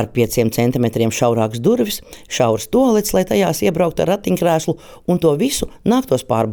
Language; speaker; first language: Latvian; native; Latvian